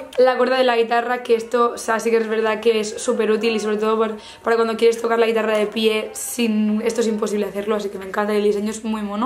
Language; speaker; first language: Spanish; native; Spanish